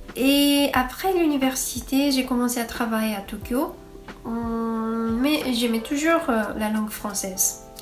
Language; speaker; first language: French; non-native, fluent; Japanese